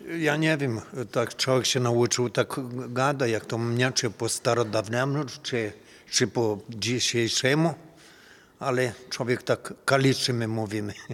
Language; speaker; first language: Polish; early bilingual, heritage; Polish